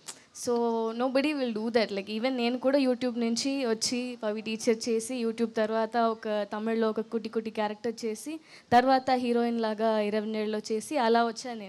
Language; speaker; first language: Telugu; non-native, learner; Tamil